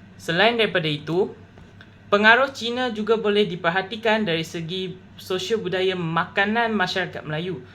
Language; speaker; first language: Malay; non-native, local second language; Chinese